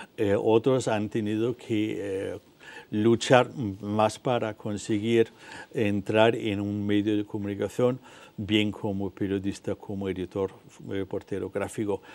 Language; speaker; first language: Spanish; non-native, fluent; Danish